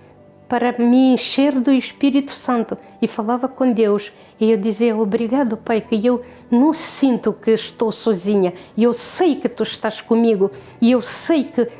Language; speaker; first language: Portuguese; non-native, fluent; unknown